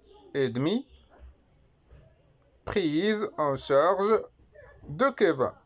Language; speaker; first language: French; non-native, local second language; Arabic